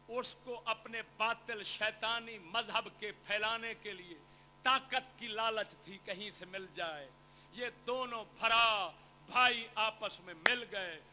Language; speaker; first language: Urdu; non-native, local second language; Punjabi